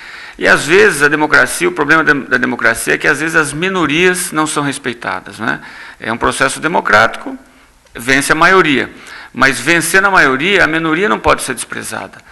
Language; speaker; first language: Portuguese; native; Portuguese